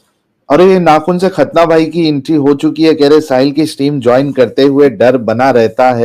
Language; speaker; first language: Hindi; native; Hindi